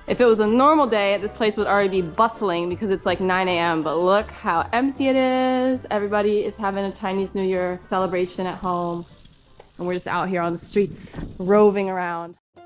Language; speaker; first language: English; native; English